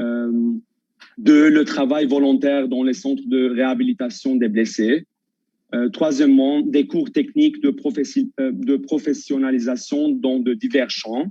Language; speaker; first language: French; non-native, local second language; Armenian